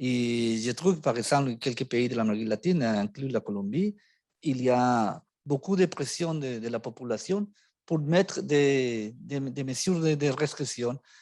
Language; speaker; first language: French; non-native, fluent; Spanish